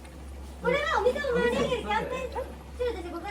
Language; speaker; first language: Japanese; native; Japanese